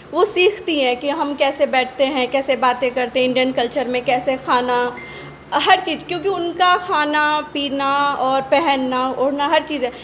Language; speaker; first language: Hindi; native; Hindi